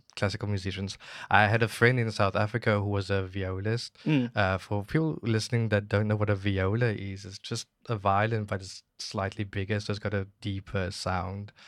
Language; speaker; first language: English; native; English